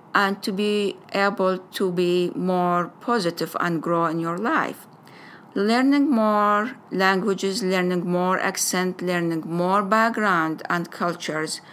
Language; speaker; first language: English; non-native, fluent; Arabic